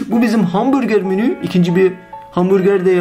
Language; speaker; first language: Turkish; non-native, fluent; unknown